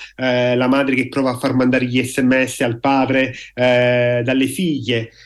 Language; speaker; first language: Italian; native; Italian